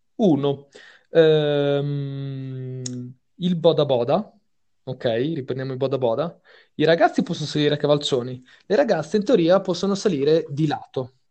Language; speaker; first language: Italian; native; Italian